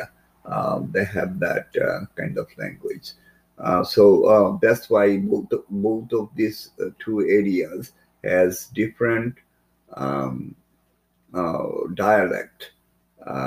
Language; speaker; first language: English; non-native, local second language; Bangla